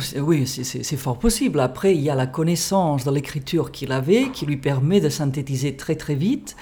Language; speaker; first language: French; non-native, fluent; Catalan